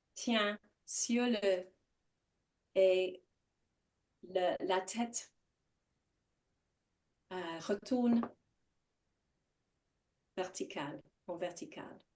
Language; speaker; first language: French; non-native, learner; English